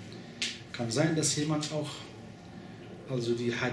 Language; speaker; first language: German; non-native, fluent; Arabic